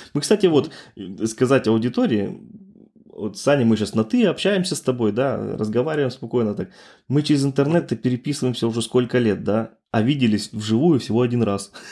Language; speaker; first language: Russian; native; Russian